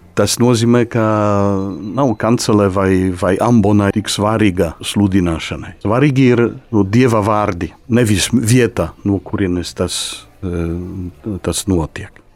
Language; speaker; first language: Latvian; non-native, fluent; Polish